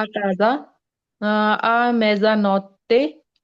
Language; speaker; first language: Italian; non-native, learner; Punjabi